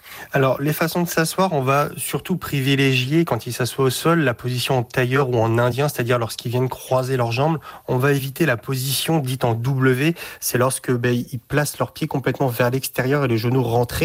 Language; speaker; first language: French; native; French